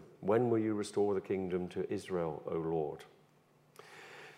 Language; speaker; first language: English; native; English